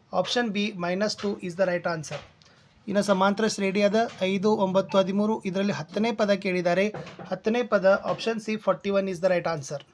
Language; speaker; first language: Kannada; native; Kannada